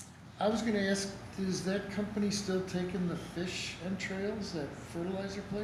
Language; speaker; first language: English; native; English